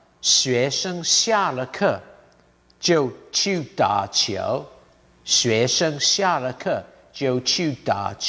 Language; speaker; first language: Chinese; non-native, fluent; English